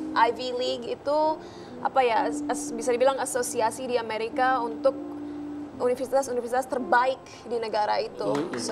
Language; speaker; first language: Indonesian; early bilingual, heritage; Indonesian